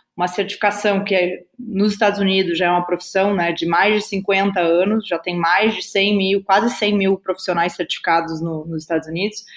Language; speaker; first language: Portuguese; native; Portuguese